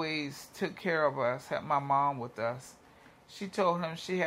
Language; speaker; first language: English; native; English